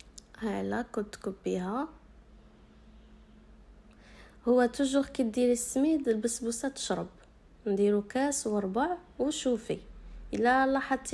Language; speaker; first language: Arabic; native; Arabic